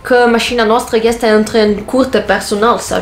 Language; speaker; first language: Romanian; non-native, learner; Dutch